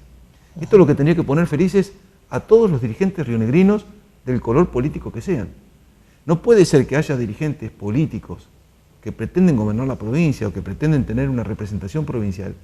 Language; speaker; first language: Spanish; native; Spanish